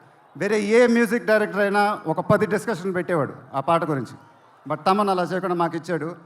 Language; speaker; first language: Telugu; native; Telugu